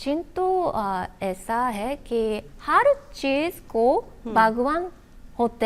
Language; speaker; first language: Hindi; non-native, learner; Japanese